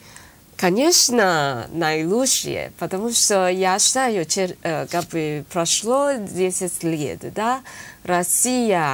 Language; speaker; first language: Russian; non-native, learner; Chinese